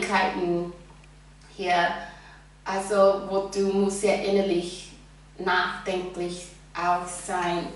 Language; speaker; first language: German; non-native, fluent; English